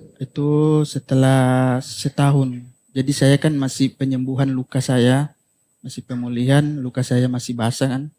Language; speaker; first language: Indonesian; native; Indonesian